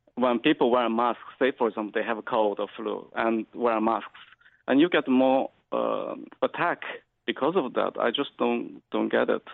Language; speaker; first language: English; non-native, fluent; Chinese